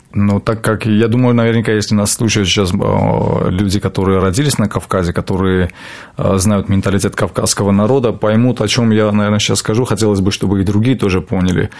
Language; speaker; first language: Russian; non-native, local second language; Armenian